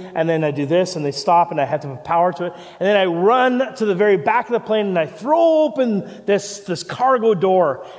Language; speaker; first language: English; native; English